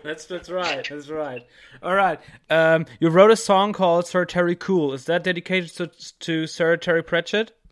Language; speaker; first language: English; non-native, fluent; German